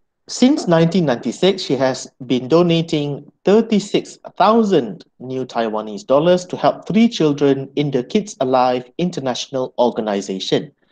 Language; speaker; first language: English; non-native, local second language; Malay